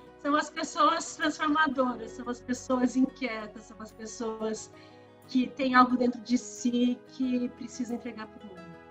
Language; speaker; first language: Portuguese; early bilingual, other home language; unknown